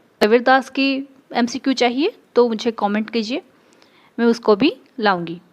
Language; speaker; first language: Hindi; non-native, local second language; Odia